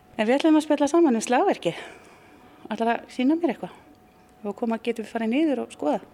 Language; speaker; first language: Icelandic; native; Icelandic